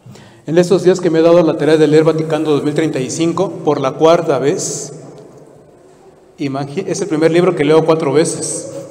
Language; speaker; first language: Spanish; native; Spanish